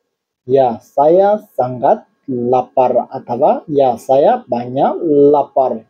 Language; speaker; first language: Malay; non-native, learner; Nepali